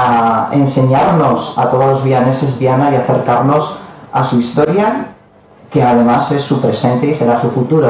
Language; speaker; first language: Spanish; native; Spanish